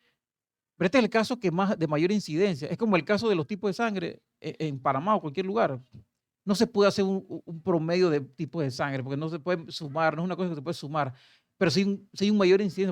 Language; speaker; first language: Spanish; native; Spanish